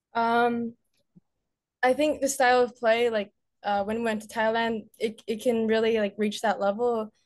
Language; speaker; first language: English; native; English